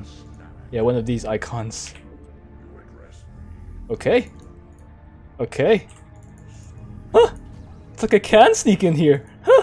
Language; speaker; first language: English; native; English